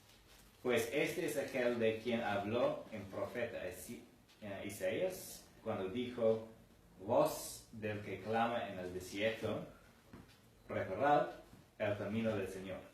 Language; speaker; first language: Spanish; non-native, fluent; English